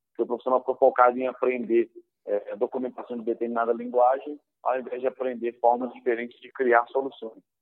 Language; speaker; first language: Portuguese; native; Portuguese